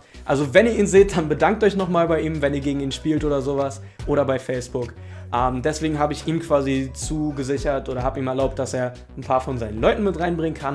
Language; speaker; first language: German; native; German